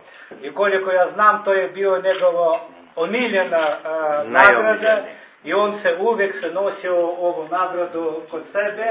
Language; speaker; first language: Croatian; non-native, learner; Russian